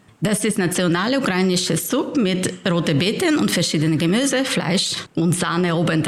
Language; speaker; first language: German; non-native, fluent; Ukrainian